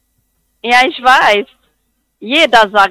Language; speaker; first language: German; non-native, learner; Spanish